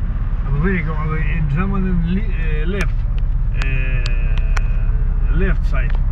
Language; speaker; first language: English; non-native, learner; Russian